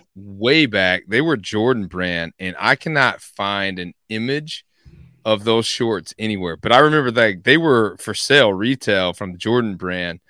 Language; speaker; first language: English; native; English